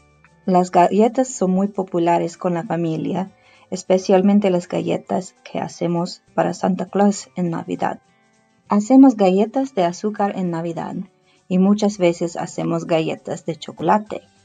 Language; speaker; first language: Spanish; non-native, fluent; English